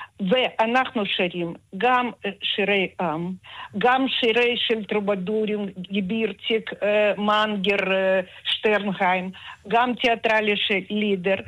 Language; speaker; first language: Hebrew; non-native, fluent; Russian